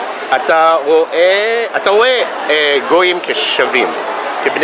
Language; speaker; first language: Hebrew; non-native, fluent; English